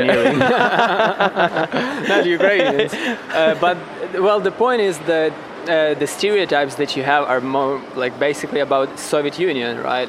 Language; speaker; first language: English; non-native, fluent; Ukrainian